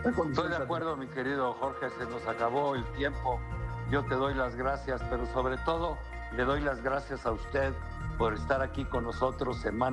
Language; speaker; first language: Spanish; native; Spanish